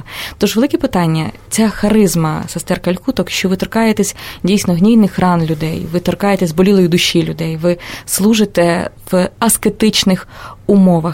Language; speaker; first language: Ukrainian; native; Ukrainian